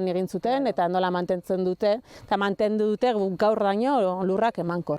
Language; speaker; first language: Basque; native; Basque